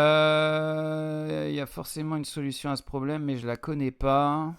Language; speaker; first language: French; native; French